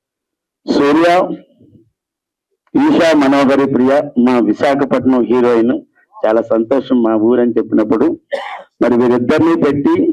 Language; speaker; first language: Telugu; native; Telugu